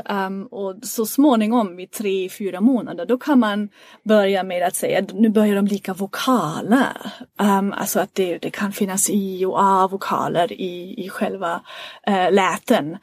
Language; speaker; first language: Swedish; non-native, fluent; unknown